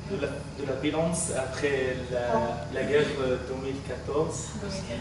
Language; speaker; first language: French; non-native, learner; Arabic